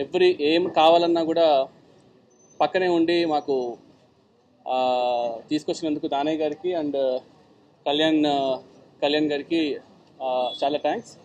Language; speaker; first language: Telugu; native; Telugu